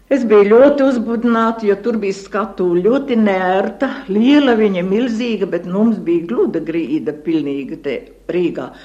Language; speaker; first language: Latvian; native; Latvian